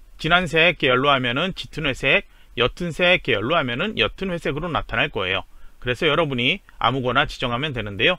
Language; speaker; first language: Korean; native; Korean